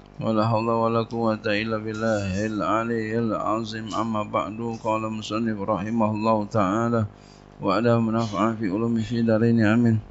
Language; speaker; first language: Arabic; non-native, fluent; Indonesian